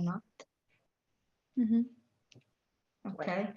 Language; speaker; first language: English; non-native, learner; Italian